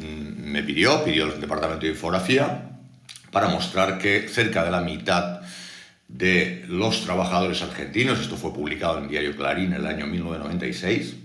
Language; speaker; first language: Spanish; native; Spanish